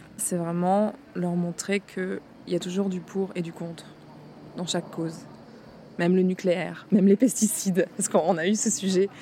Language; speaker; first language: French; native; French